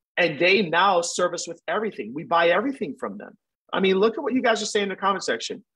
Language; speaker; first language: English; native; English